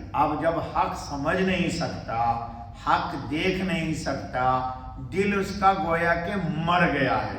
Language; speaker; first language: Urdu; native; Urdu